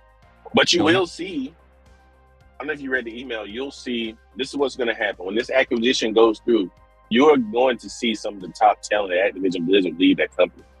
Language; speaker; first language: English; native; English